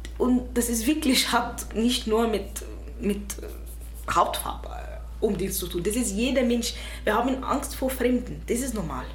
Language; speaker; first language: German; non-native, fluent; Arabic